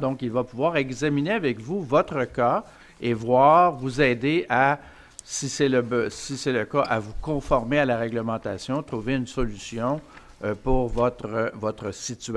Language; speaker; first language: French; native; French